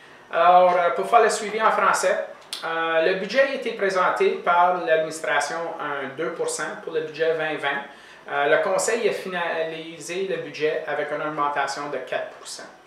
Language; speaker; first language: French; native; French